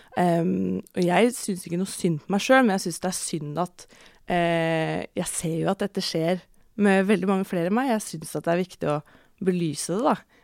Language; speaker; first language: Norwegian; native; Norwegian